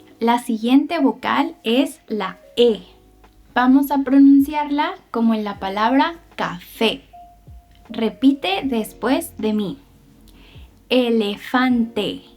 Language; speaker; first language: Spanish; native; Spanish